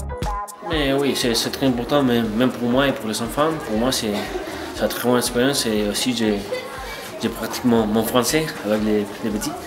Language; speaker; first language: French; non-native, learner; Spanish